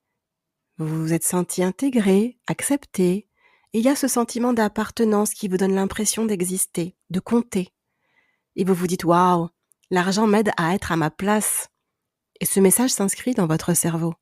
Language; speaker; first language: French; native; French